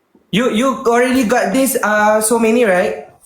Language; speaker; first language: English; non-native, local second language; Malay